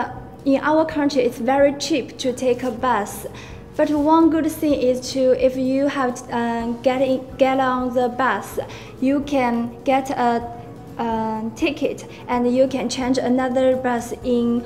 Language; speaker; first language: English; non-native, learner; Chinese